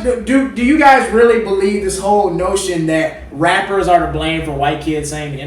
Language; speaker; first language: English; native; English